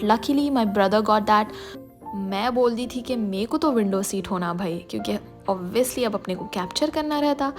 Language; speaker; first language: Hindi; native; Hindi